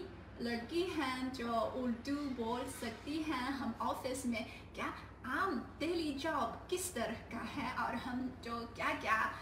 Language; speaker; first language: Hindi; non-native, learner; Chinese